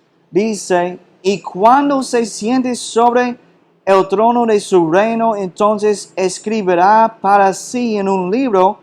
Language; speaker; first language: Spanish; non-native, fluent; English